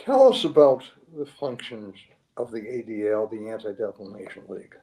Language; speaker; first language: English; native; English